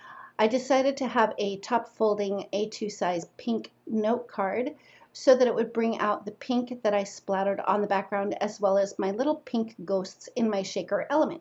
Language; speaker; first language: English; native; English